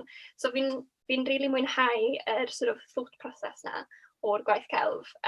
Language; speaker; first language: Welsh; native; Welsh